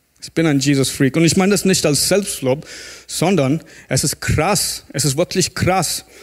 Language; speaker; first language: German; non-native, fluent; English